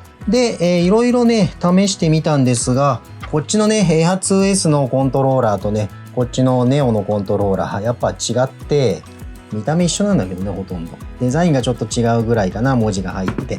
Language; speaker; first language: Japanese; native; Japanese